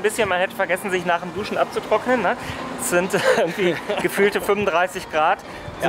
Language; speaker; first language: German; native; German